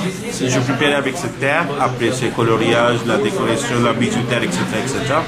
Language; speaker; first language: French; non-native, learner; Bangla